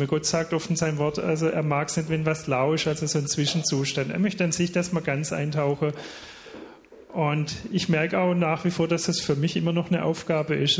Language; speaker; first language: German; native; German